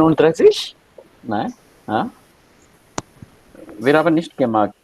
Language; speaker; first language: German; non-native, learner; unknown